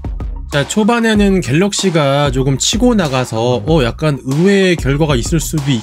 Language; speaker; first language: Korean; native; Korean